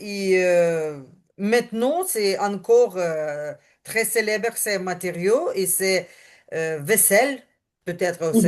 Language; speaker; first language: French; non-native, learner; Ukrainian